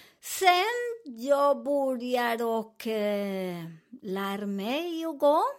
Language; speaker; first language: Swedish; non-native, learner; Spanish